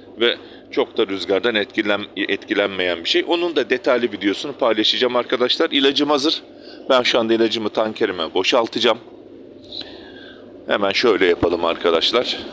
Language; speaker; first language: Turkish; native; Turkish